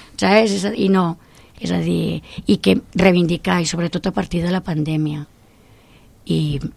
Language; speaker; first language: Catalan; native; Catalan